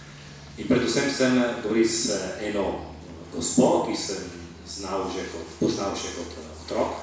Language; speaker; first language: Slovenian; non-native, fluent; Italian